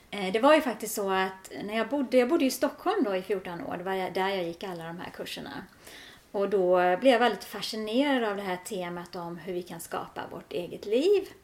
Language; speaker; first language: Swedish; native; Swedish